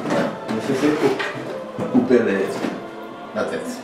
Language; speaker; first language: French; non-native, learner; Spanish